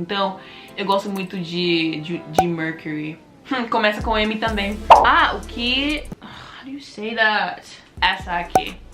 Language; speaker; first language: Portuguese; non-native, learner; English